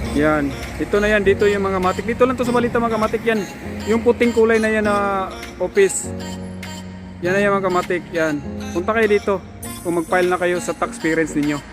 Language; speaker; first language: Filipino; non-native, local second language; Cebuano